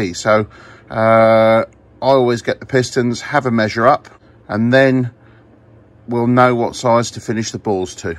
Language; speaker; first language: English; native; English